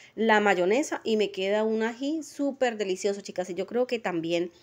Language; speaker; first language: Spanish; native; Spanish